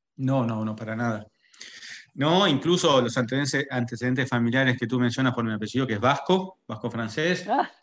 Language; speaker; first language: Spanish; native; Spanish